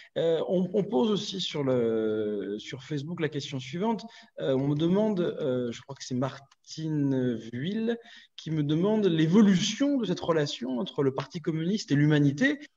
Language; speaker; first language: French; native; French